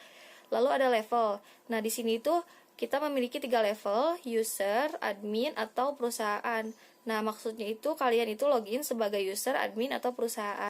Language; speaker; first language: Indonesian; native; Indonesian